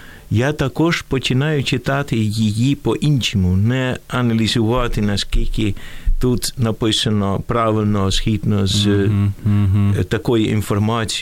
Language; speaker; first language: Ukrainian; non-native, fluent; Dutch